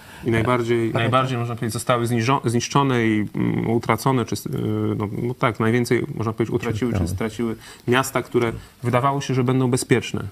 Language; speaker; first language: Polish; native; Polish